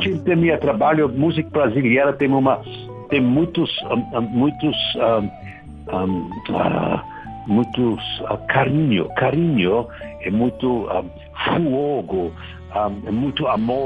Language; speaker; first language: Portuguese; non-native, learner; German